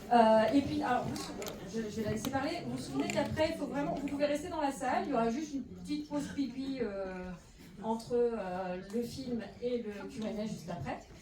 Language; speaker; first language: French; native; French